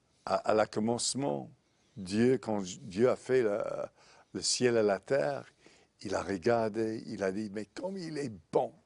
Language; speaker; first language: French; non-native, fluent; English